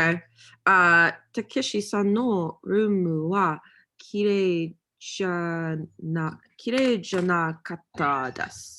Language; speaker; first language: Japanese; non-native, learner; English